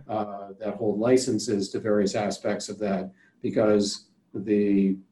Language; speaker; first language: English; native; English